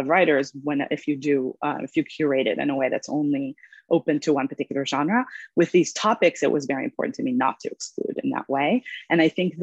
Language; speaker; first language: English; non-native, fluent; Hebrew